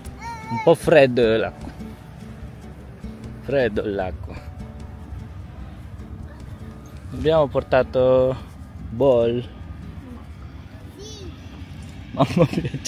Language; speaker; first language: Italian; non-native, learner; Filipino